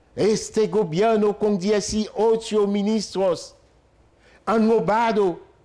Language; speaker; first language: Spanish; non-native, fluent; Haitian Creole